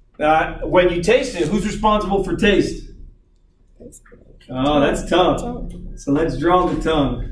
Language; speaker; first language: English; native; English